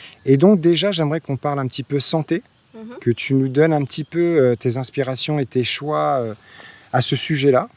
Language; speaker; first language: French; native; French